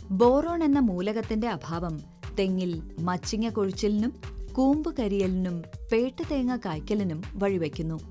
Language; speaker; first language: Malayalam; native; Malayalam